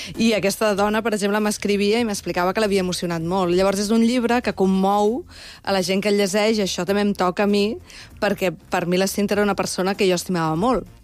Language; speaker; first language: Catalan; native; Catalan